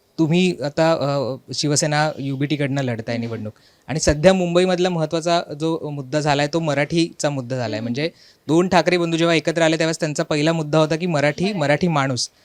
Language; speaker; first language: Marathi; native; Marathi